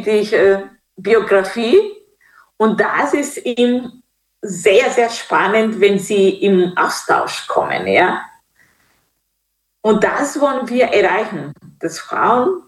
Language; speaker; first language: German; non-native, fluent; Kinyarwanda